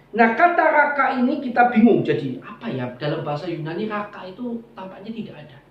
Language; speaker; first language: Indonesian; non-native, local second language; Javanese